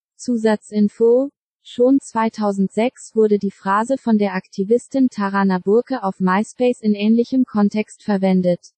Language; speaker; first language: German; native; German